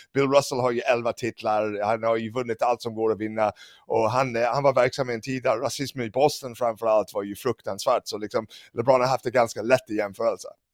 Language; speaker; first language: Swedish; non-native, fluent; English